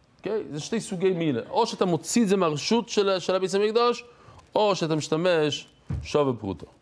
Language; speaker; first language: Hebrew; non-native, fluent; English